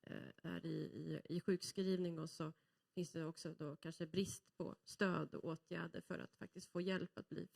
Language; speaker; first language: Swedish; native; Swedish